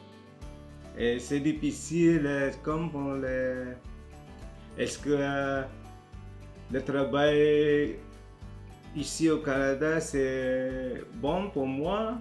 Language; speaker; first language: French; non-native, learner; Filipino